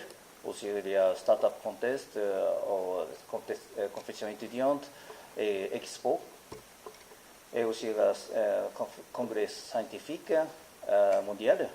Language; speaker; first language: French; non-native, learner; Japanese